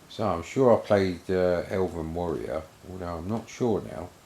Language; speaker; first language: English; native; English